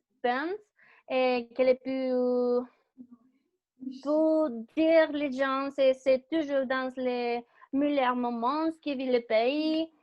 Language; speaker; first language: French; non-native, learner; Spanish